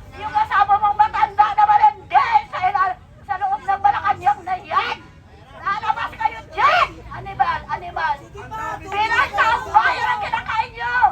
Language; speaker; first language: Filipino; non-native, local second language; Cebuano